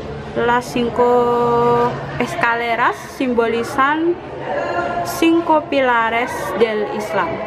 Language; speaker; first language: Spanish; non-native, learner; Indonesian